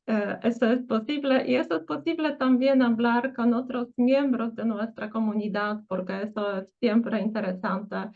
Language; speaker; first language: Spanish; non-native, fluent; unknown